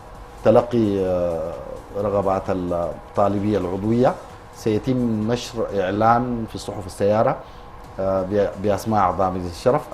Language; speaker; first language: Arabic; native; Arabic